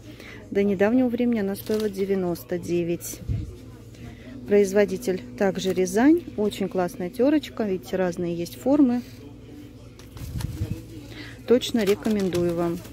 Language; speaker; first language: Russian; native; Russian